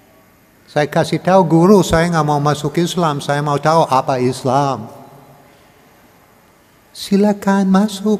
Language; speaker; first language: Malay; non-native, learner; English